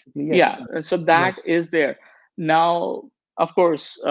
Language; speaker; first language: English; non-native, local second language; Gujarati